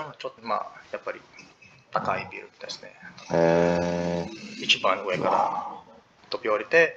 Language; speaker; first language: Japanese; non-native, learner; English